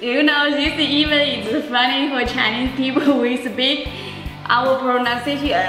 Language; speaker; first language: English; non-native, learner; Chinese